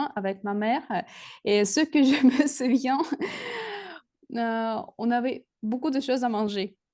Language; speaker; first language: French; non-native, fluent; Russian